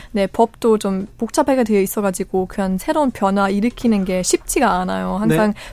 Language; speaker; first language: Korean; non-native, fluent; German